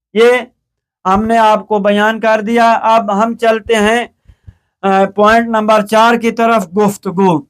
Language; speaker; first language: Urdu; native; Urdu